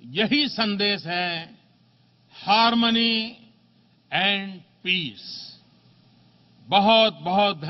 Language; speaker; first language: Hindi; non-native, local second language; Gujarati